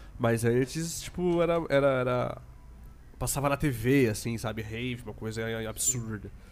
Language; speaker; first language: Portuguese; native; Portuguese